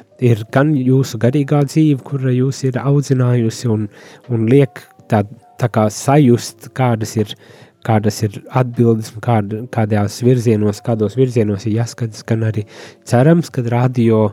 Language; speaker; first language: Latvian; native; Latvian